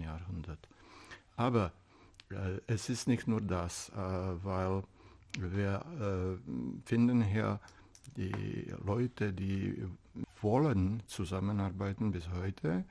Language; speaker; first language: German; non-native, fluent; Czech